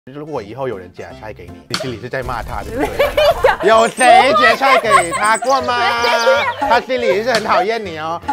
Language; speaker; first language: Chinese; non-native, fluent; Thai